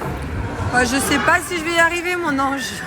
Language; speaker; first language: French; native; French